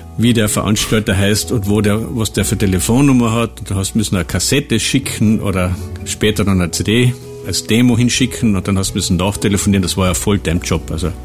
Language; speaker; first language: German; native; German